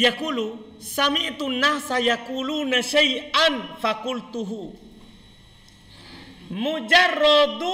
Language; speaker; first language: Arabic; non-native, fluent; Indonesian